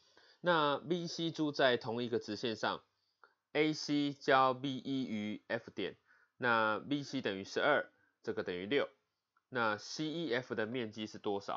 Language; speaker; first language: Chinese; native; Chinese